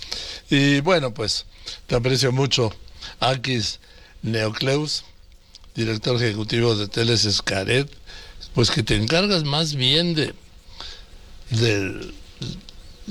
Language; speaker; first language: Spanish; native; Spanish